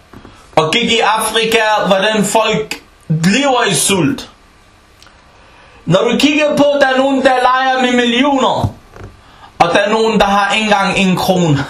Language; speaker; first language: Danish; early bilingual, other home language; Arabic